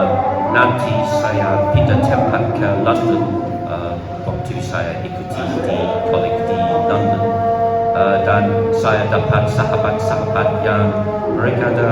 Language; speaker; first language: Indonesian; non-native, learner; English